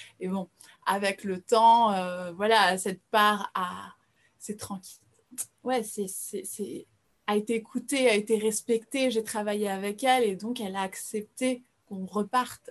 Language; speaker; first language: French; early bilingual, other home language; Portuguese